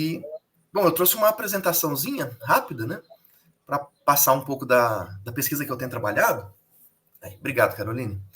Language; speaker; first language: Portuguese; native; Portuguese